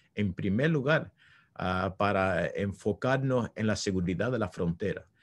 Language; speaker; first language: Spanish; early bilingual, heritage; Spanish